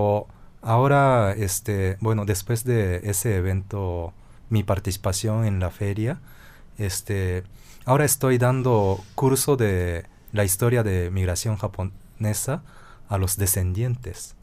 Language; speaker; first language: Spanish; non-native, fluent; Japanese